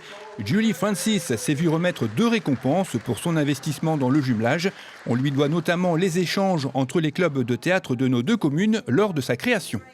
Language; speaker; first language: French; native; French